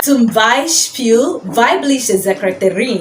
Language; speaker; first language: German; non-native, fluent; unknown